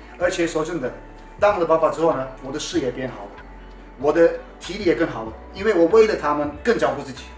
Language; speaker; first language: Chinese; non-native, fluent; Turkish